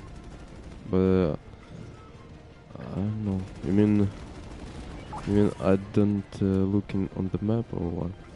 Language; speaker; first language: English; non-native, learner; Ukrainian